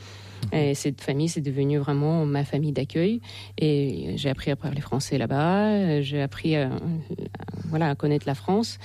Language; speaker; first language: French; non-native, fluent; Russian